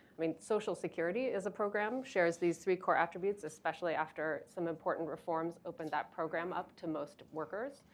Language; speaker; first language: English; native; English